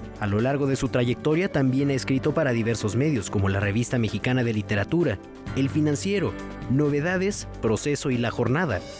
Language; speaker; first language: Spanish; native; Spanish